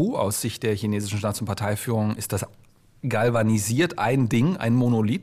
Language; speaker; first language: German; native; German